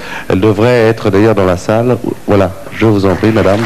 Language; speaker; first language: French; native; French